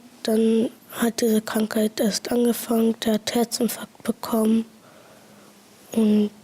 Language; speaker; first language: German; early bilingual, other home language; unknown